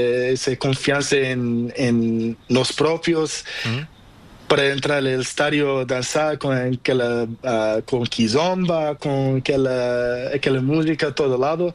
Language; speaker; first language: Spanish; non-native, learner; Portuguese